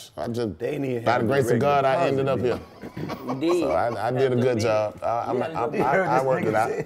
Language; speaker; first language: English; native; English